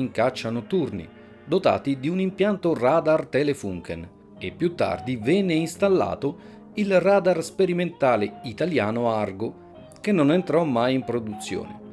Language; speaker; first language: Italian; native; Italian